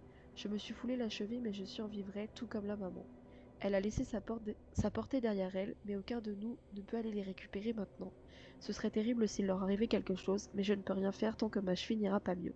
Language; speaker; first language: French; native; French